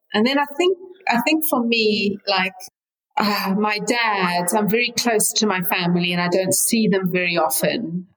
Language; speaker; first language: English; native; English